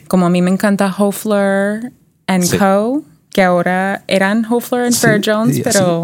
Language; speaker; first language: Spanish; early bilingual, heritage; Spanish